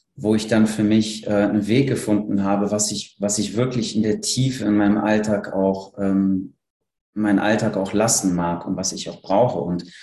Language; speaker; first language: German; early bilingual, other home language; Polish